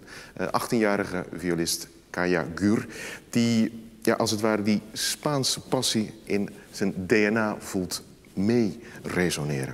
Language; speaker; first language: Dutch; native; Dutch